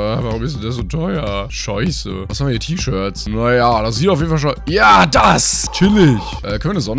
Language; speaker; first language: German; native; German